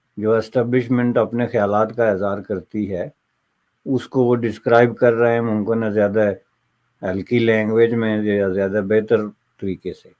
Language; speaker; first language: Urdu; non-native, local second language; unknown